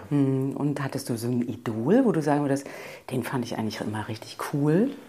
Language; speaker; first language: German; native; German